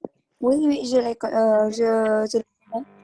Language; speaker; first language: French; non-native, learner; Vietnamese